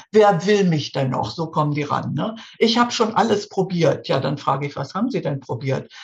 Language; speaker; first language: German; native; German